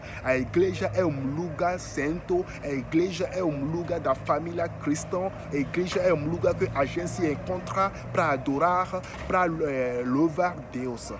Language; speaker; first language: Portuguese; non-native, fluent; French